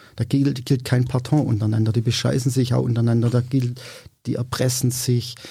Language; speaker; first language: German; native; German